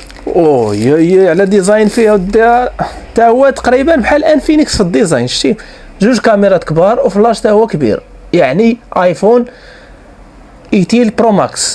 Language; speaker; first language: Arabic; native; Arabic